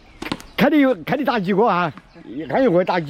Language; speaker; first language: Chinese; native; Chinese